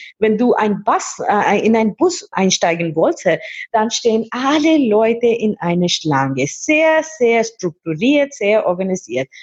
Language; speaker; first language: German; non-native, learner; Hindi